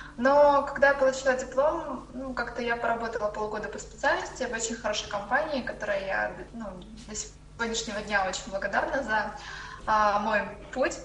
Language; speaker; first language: Russian; native; Russian